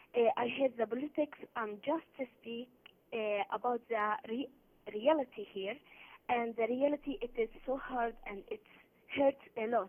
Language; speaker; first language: English; non-native, learner; Arabic